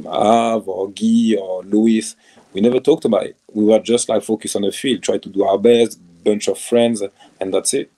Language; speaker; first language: English; non-native, fluent; French